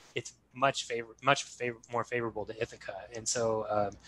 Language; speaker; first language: English; native; English